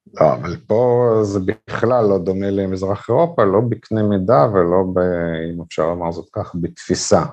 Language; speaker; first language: Hebrew; non-native, fluent; Russian